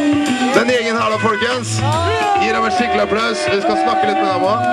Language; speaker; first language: Norwegian; native; Norwegian